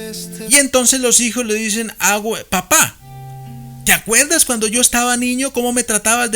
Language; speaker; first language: Spanish; native; Spanish